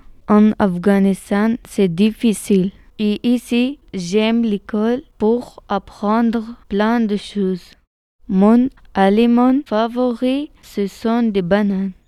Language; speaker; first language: French; non-native, learner; Pashto